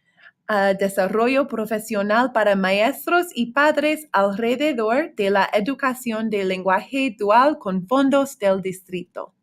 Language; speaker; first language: Spanish; non-native, fluent; English